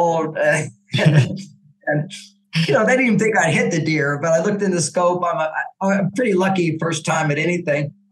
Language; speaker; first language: English; native; English